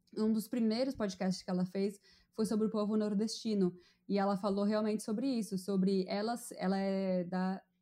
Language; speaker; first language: Portuguese; native; Portuguese